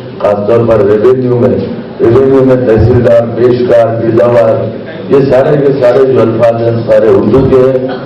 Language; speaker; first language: Urdu; native; Urdu